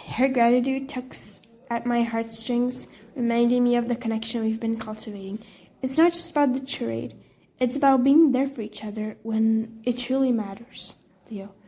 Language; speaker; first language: English; non-native, fluent; Portuguese